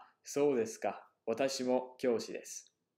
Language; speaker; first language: Japanese; non-native, fluent; English